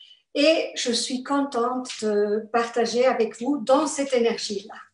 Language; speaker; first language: French; non-native, fluent; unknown